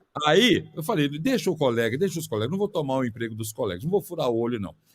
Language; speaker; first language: Portuguese; native; Portuguese